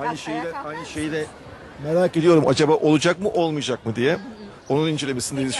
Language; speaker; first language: Turkish; native; Turkish